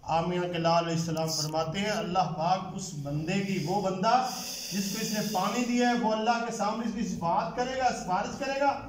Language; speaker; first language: Urdu; non-native, local second language; Punjabi